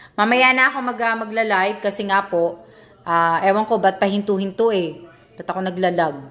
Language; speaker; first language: Filipino; native; Filipino